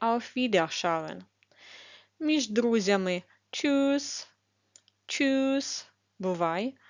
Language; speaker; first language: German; non-native, fluent; Ukrainian